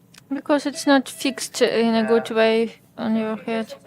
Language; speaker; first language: English; non-native, learner; Ukrainian